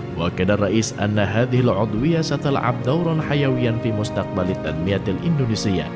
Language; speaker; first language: Arabic; non-native, fluent; Indonesian